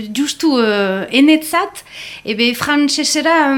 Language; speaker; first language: Basque; non-native, learner; French